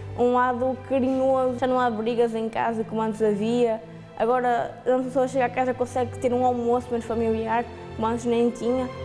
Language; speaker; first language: Portuguese; native; Portuguese